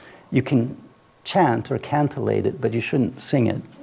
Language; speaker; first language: English; native; English